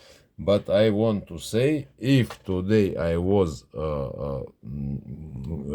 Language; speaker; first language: English; non-native, learner; Russian